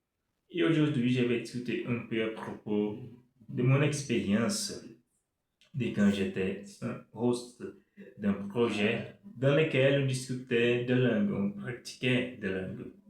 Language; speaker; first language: French; non-native, fluent; Portuguese